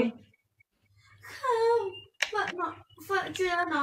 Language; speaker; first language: Vietnamese; non-native, learner; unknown